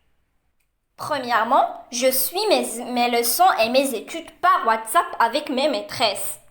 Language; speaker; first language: French; non-native, local second language; Arabic